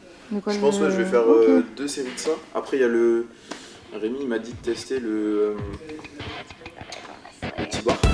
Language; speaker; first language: French; native; French